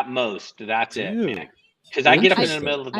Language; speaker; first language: English; native; English